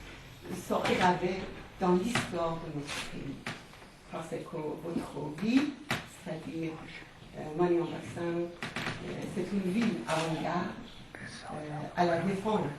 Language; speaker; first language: French; non-native, fluent; Persian